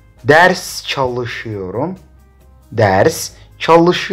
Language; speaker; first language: Turkish; non-native, fluent; Somali